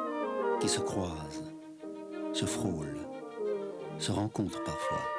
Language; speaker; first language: French; native; French